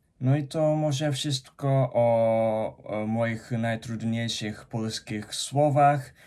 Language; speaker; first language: Polish; non-native, fluent; Japanese